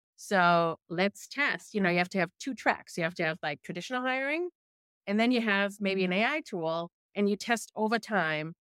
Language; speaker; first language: English; non-native, fluent; German